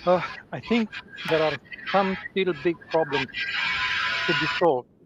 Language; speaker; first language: English; non-native, fluent; Romanian